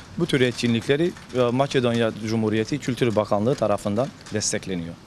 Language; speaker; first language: Turkish; native; Turkish